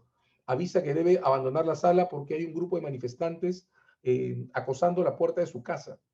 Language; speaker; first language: Spanish; native; Spanish